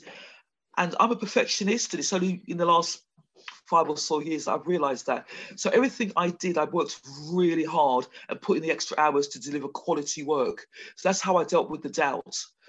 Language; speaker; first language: English; native; English